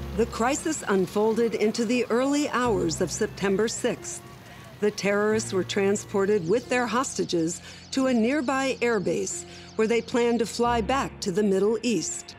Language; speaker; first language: English; native; English